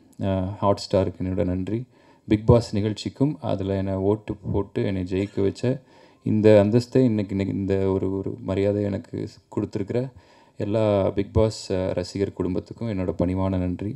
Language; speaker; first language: Tamil; native; Tamil